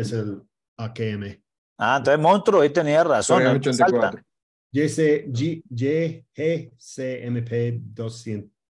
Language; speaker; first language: Spanish; early bilingual, heritage; Spanish